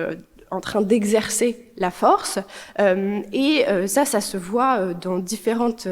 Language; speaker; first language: French; native; French